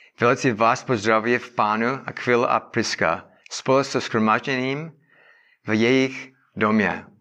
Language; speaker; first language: Czech; non-native, learner; English